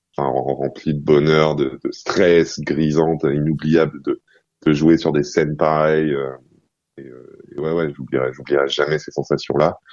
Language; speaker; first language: French; non-native, fluent; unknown